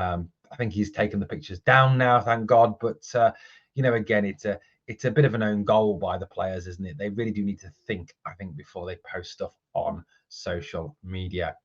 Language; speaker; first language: English; native; English